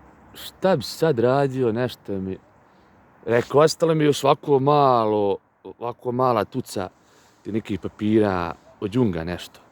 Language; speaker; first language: Bosnian; native; Bosnian